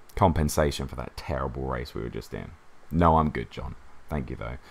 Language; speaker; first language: English; native; English